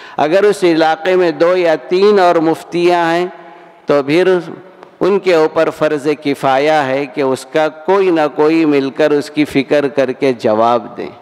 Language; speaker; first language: Urdu; native; Urdu